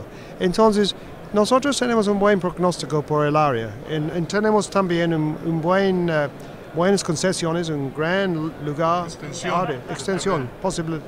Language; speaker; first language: Spanish; non-native, fluent; English